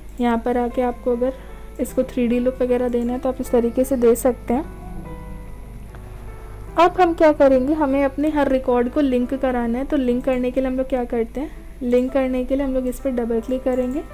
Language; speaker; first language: Hindi; native; Hindi